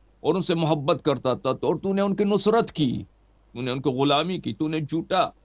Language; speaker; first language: Urdu; non-native, fluent; Persian